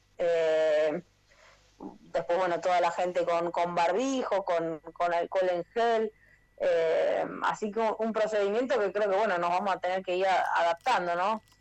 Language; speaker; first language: Spanish; native; Spanish